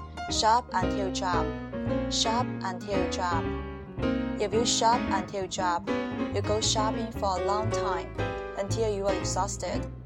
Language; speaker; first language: English; non-native, fluent; Chinese